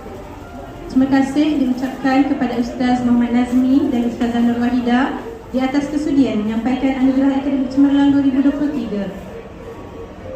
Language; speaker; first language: Malay; native; Malay